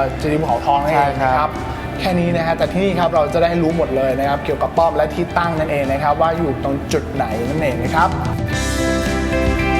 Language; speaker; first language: Thai; native; Thai